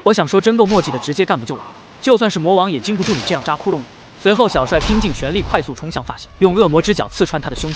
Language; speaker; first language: Chinese; native; Chinese